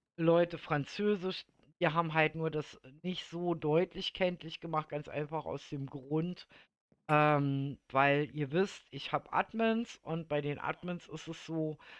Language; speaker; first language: German; native; German